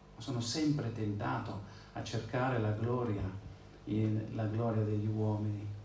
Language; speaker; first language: Italian; non-native, fluent; Spanish